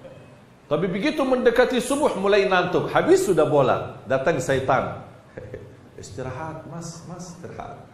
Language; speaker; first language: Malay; non-native, fluent; Arabic